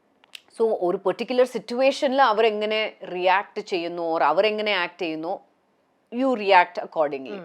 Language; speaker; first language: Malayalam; early bilingual, heritage; Malayalam